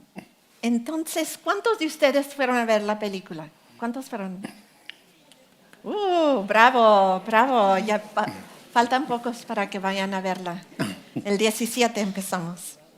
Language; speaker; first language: Spanish; early bilingual, heritage; Spanish